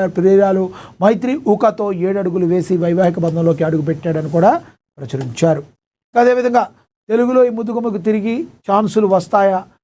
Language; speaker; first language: Telugu; native; Telugu